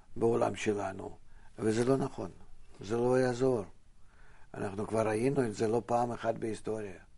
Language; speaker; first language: Hebrew; non-native, fluent; Russian